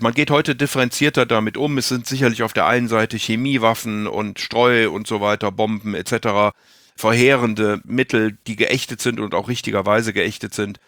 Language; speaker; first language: German; native; German